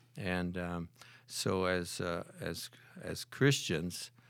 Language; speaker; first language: English; native; English